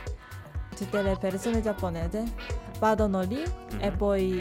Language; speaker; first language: Italian; non-native, learner; Japanese